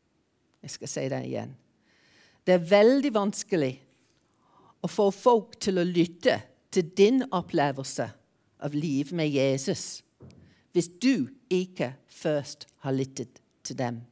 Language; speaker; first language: Norwegian; non-native, fluent; English